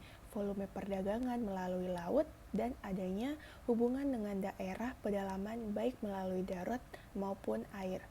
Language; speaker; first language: Indonesian; native; Indonesian